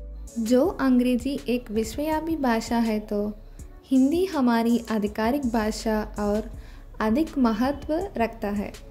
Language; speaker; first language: Hindi; non-native, local second language; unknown